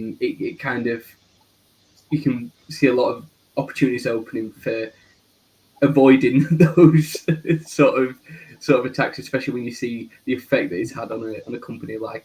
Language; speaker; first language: English; native; English